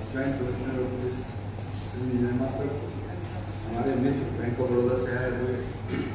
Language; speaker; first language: Hindi; native; Hindi